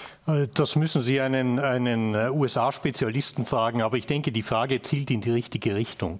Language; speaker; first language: German; native; German